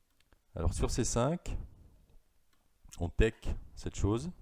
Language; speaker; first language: French; native; French